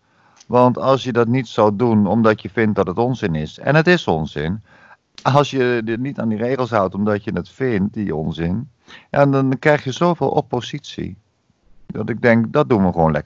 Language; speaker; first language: Dutch; native; Dutch